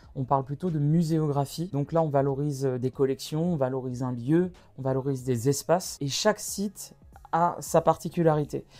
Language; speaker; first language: French; native; French